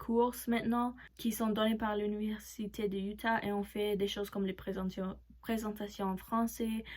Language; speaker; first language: French; non-native, learner; Spanish